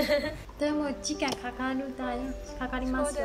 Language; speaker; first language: Japanese; non-native, learner; Burmese